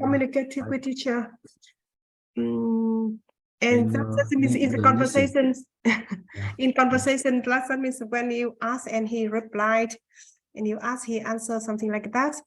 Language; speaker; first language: English; non-native, learner; Vietnamese